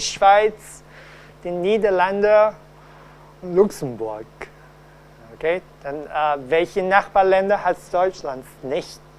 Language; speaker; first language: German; non-native, fluent; Cantonese